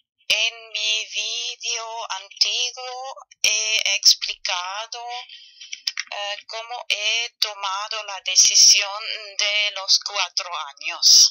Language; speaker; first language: Spanish; non-native, fluent; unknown